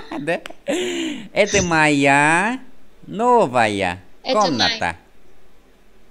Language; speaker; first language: Russian; non-native, fluent; Vietnamese